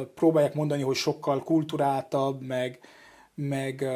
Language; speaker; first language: Hungarian; early bilingual, heritage; Hungarian